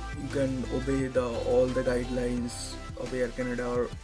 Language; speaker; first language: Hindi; non-native, local second language; Bangla